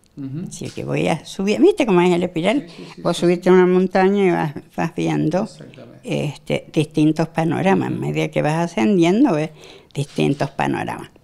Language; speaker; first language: Spanish; native; Spanish